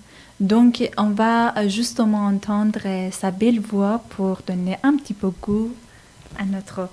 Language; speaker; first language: French; non-native, fluent; Persian